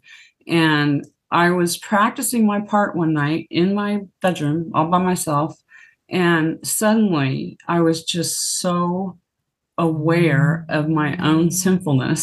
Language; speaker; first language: English; native; English